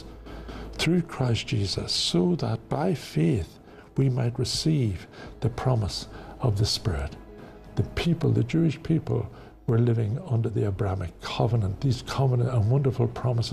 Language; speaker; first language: English; native; English